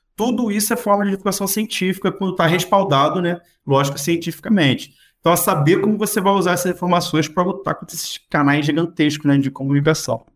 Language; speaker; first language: Portuguese; native; Portuguese